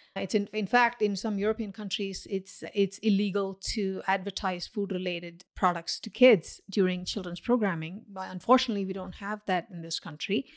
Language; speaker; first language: English; non-native, local second language; Tamil